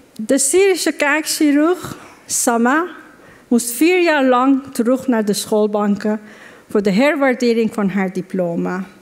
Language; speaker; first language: Dutch; non-native, fluent; Persian